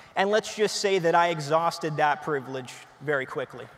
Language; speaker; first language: English; native; English